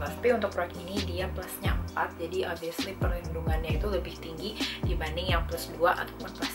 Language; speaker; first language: Indonesian; native; Indonesian